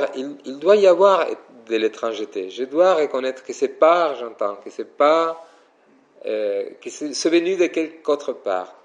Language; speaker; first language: French; non-native, fluent; Spanish